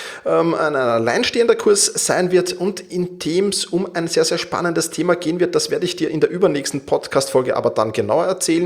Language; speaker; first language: German; native; German